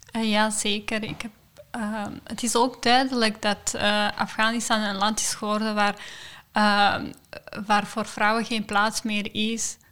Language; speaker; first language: Dutch; non-native, fluent; Persian